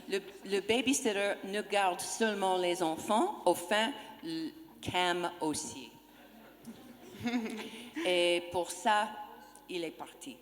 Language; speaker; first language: French; non-native, learner; English